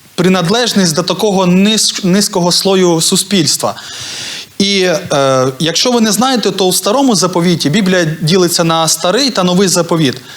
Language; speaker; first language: Ukrainian; non-native, local second language; Russian